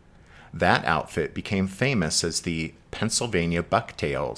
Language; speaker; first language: English; native; English